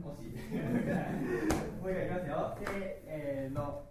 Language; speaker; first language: Japanese; native; Japanese